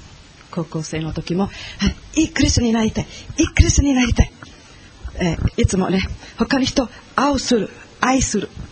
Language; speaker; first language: Japanese; non-native, learner; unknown